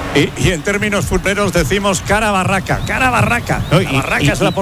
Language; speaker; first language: Spanish; native; Spanish